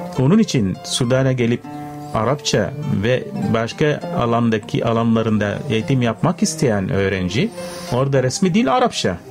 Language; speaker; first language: Turkish; non-native, fluent; Arabic